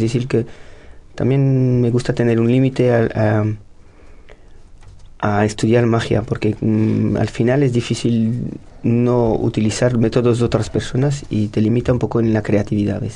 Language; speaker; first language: Spanish; non-native, fluent; French